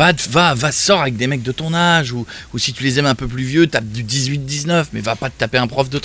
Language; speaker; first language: French; native; French